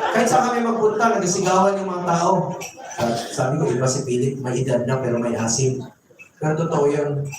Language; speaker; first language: Filipino; non-native, local second language; Cebuano